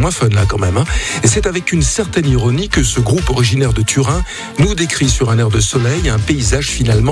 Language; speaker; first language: French; native; French